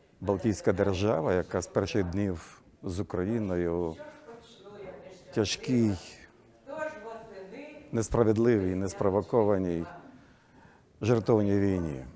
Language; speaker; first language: Ukrainian; native; Ukrainian